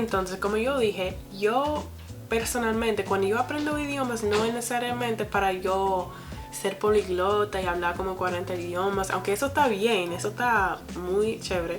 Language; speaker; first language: Spanish; non-native, fluent; English